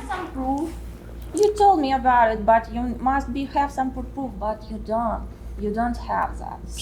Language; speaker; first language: English; non-native, learner; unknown